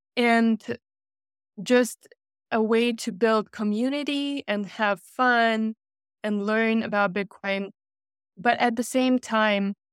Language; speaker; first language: English; non-native, fluent; Russian